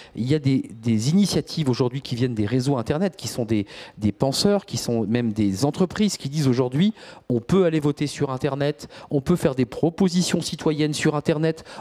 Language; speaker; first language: French; native; French